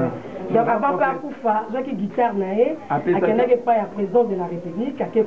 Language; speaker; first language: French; non-native, local second language; Lingala